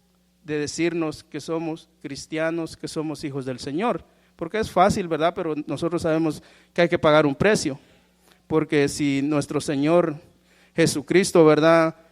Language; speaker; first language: Spanish; native; Spanish